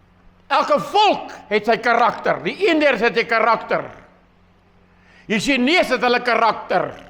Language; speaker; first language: Afrikaans; native; Afrikaans